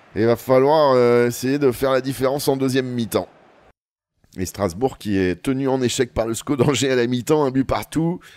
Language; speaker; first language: French; native; French